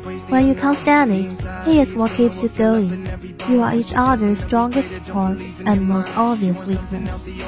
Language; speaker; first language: English; non-native, fluent; Chinese